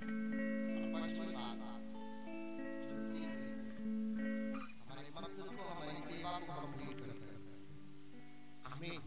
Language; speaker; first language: Hindi; non-native, local second language; Punjabi